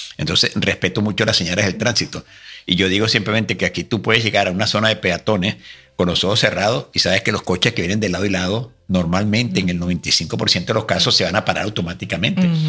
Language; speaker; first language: Spanish; native; Spanish